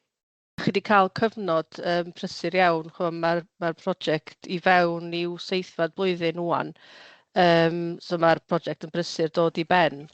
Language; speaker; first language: Welsh; native; Welsh